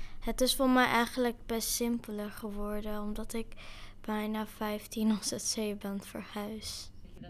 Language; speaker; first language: Dutch; early bilingual, other home language; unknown